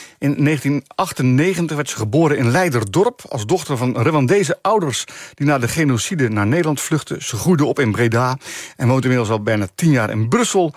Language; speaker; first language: Dutch; native; Dutch